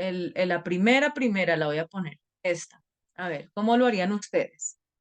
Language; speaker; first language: Spanish; native; Spanish